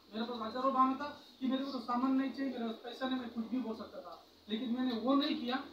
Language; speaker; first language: Hindi; non-native, local second language; Kannada